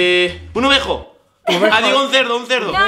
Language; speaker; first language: Spanish; native; Spanish